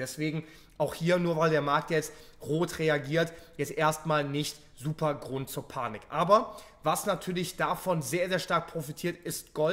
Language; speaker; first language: German; native; German